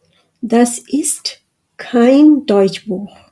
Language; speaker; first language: German; non-native, fluent; Urdu